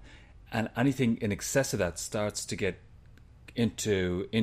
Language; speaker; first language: English; native; English